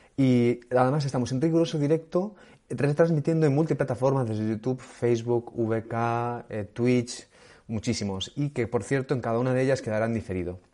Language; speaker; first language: Spanish; native; Spanish